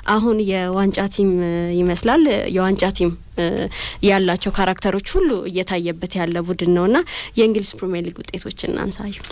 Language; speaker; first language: Amharic; native; Amharic